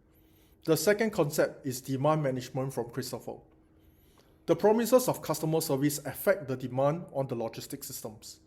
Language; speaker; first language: English; non-native, learner; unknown